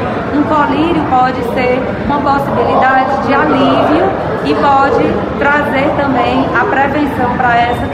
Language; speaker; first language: Portuguese; native; Portuguese